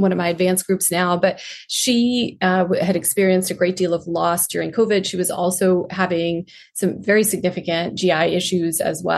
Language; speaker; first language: English; non-native, local second language; Hindi